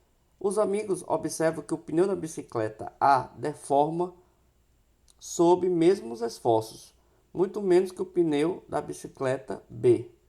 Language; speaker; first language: Portuguese; native; Portuguese